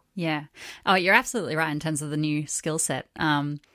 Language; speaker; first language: English; native; English